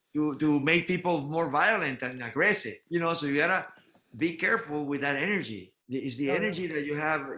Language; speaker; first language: English; non-native, fluent; Spanish